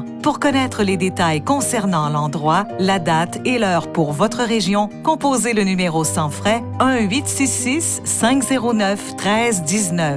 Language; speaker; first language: French; native; French